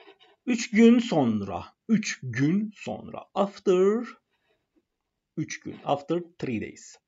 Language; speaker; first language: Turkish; non-native, fluent; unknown